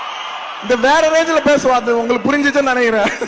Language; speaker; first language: Tamil; non-native, local second language; Telugu